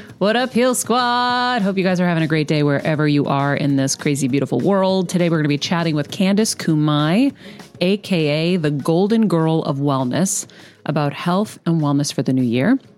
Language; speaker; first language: English; early bilingual, other home language; Greek